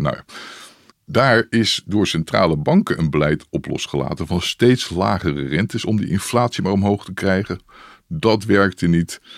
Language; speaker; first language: Dutch; native; Dutch